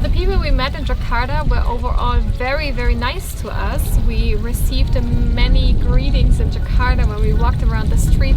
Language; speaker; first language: English; non-native, fluent; German